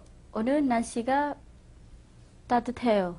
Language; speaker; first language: Korean; non-native, learner; Vietnamese